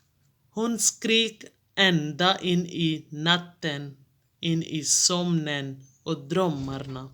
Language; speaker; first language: Swedish; non-native, fluent; Urdu